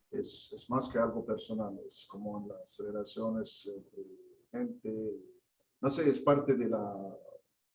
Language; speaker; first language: Spanish; non-native, fluent; Arabic